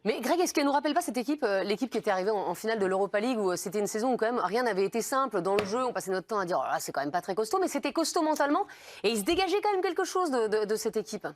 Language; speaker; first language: French; native; French